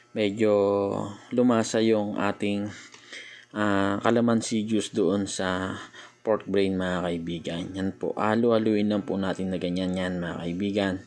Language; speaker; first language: Filipino; non-native, local second language; Iloko